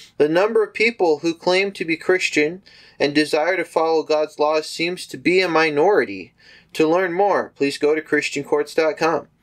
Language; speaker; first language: English; native; English